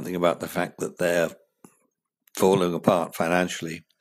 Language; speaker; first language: English; native; English